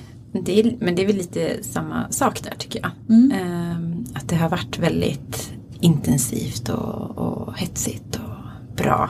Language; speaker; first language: Swedish; native; Swedish